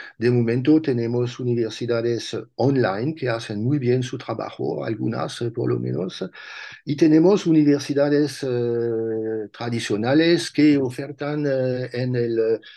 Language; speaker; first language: Spanish; non-native, fluent; French